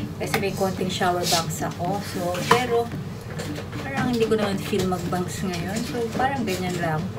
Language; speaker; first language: Filipino; non-native, local second language; Pampanga